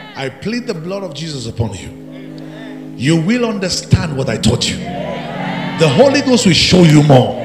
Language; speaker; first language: English; non-native, local second language; Yoruba